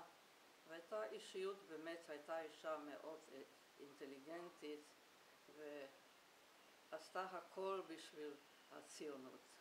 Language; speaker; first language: Hebrew; non-native, fluent; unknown